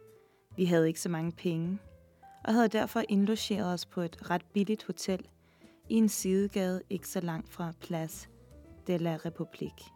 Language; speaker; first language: Danish; native; Danish